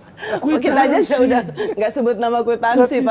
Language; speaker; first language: Indonesian; native; Indonesian